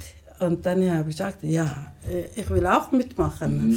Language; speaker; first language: German; non-native, learner; Somali